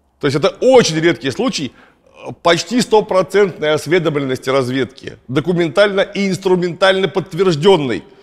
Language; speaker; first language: Russian; native; Russian